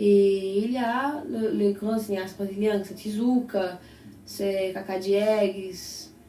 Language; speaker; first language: French; non-native, learner; Portuguese